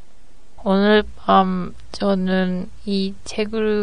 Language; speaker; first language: Korean; non-native, learner; Japanese